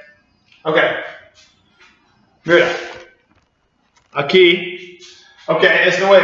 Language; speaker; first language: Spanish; non-native, learner; English